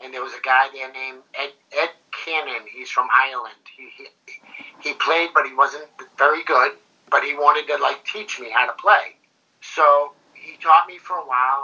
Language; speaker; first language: English; native; English